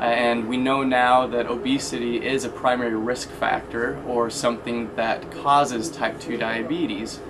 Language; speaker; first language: English; native; English